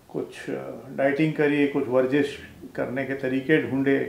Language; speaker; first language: Hindi; native; Hindi